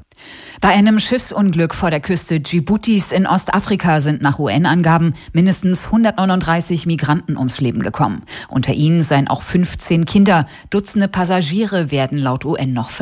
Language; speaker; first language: German; native; German